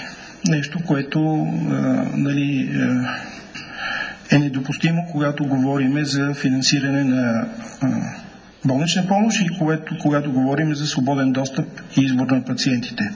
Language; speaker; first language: Bulgarian; native; Bulgarian